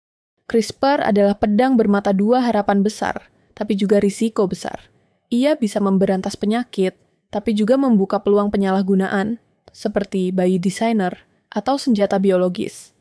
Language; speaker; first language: Indonesian; native; Indonesian